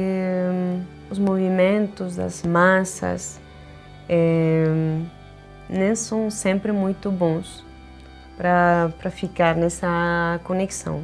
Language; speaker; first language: Portuguese; non-native, fluent; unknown